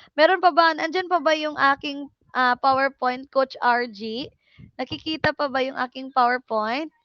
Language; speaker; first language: Filipino; non-native, local second language; Cebuano